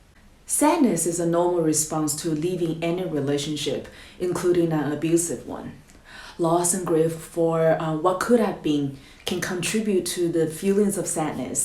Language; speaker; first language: English; non-native, fluent; Chinese